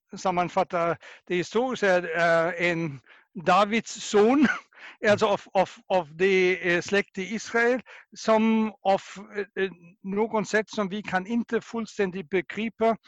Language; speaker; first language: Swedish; non-native, fluent; German